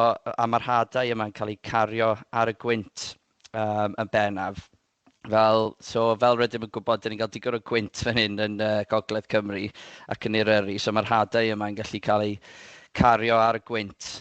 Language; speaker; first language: Welsh; native; Welsh